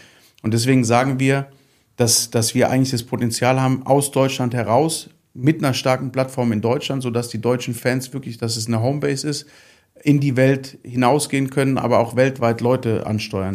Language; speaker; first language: German; native; German